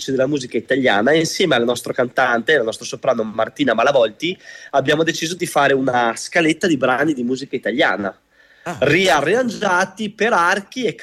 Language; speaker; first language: Italian; native; Italian